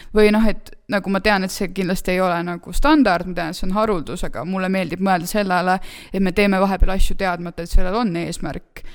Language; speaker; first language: Estonian; native; Estonian